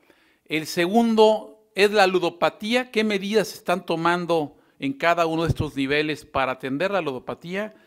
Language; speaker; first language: Spanish; native; Spanish